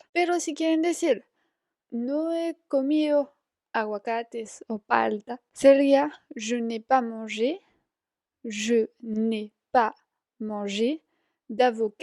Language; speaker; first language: Spanish; non-native, fluent; French